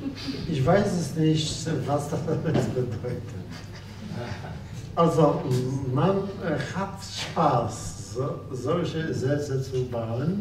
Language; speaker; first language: German; non-native, fluent; Polish